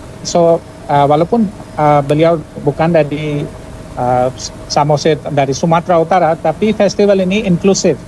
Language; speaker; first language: Indonesian; non-native, fluent; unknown